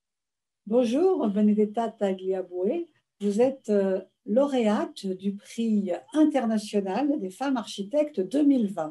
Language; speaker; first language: French; native; French